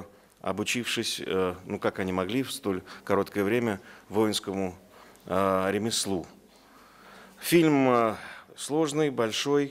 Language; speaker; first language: Russian; native; Russian